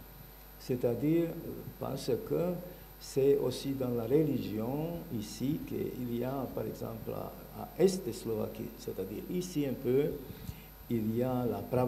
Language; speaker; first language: French; non-native, learner; Bulgarian